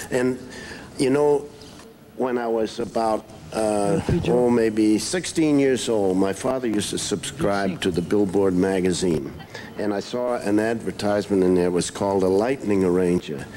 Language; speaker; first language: English; native; English